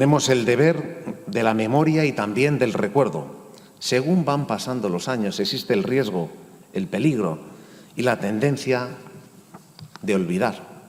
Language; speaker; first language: Spanish; native; Spanish